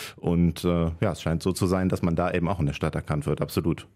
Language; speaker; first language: German; non-native, fluent; Norwegian